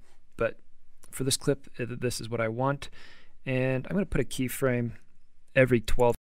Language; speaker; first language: English; native; English